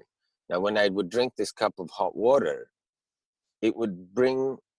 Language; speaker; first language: English; early bilingual, heritage; English